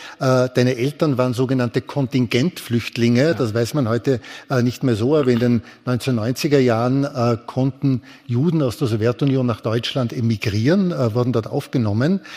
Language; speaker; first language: German; native; German